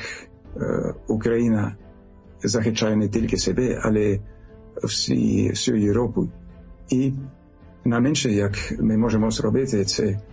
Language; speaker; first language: Ukrainian; non-native, learner; French